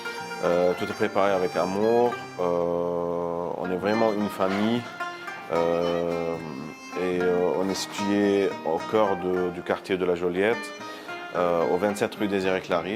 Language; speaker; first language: French; non-native, local second language; Arabic